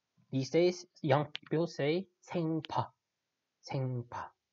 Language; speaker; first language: English; non-native, fluent; Korean